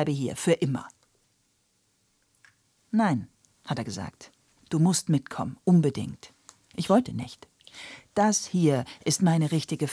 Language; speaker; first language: German; native; German